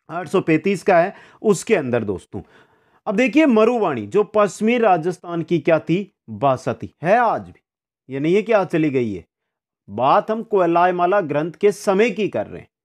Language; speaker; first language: Hindi; native; Hindi